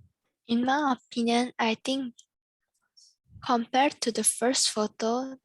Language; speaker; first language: English; non-native, learner; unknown